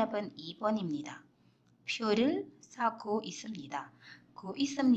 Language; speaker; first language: Korean; non-native, fluent; Indonesian